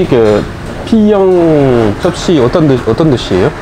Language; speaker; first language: Korean; non-native, learner; French